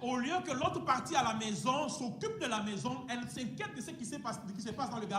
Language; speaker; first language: French; non-native, fluent; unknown